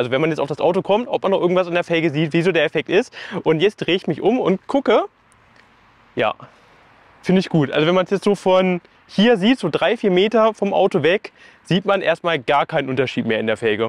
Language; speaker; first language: German; native; German